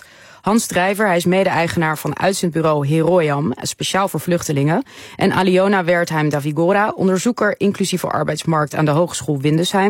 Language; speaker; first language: Dutch; native; Dutch